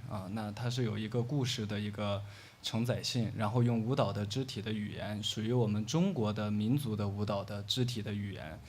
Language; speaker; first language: Chinese; native; Chinese